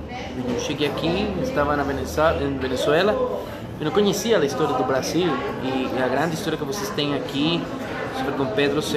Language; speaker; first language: Portuguese; non-native, fluent; Spanish